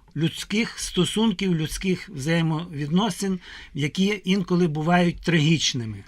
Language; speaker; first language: Ukrainian; native; Ukrainian